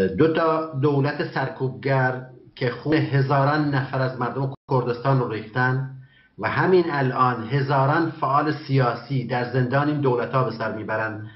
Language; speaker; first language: Persian; non-native, local second language; Kurdish